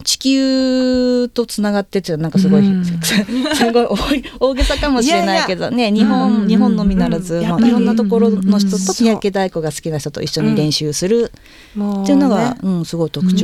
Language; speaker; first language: Japanese; native; Japanese